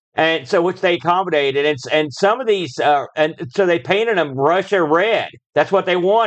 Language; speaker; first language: English; native; English